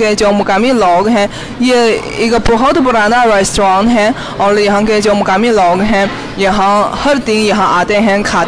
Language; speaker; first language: Hindi; non-native, fluent; Chinese